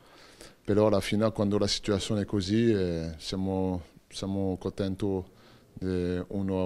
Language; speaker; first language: Italian; non-native, learner; French